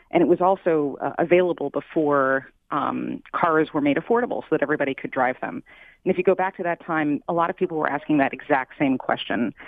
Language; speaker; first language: English; native; English